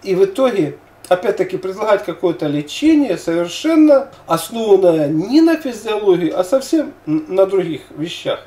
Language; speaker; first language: Russian; native; Russian